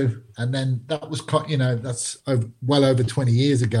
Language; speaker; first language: English; native; English